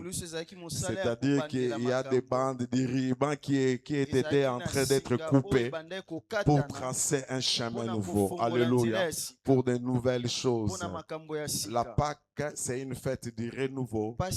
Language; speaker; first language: French; non-native, local second language; Lingala